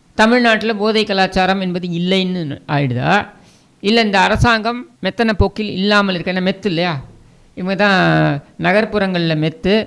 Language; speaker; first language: Tamil; native; Tamil